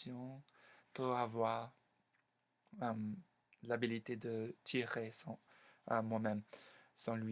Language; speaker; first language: French; non-native, learner; English